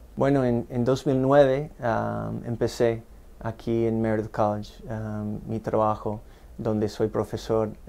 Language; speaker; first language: Spanish; non-native, fluent; English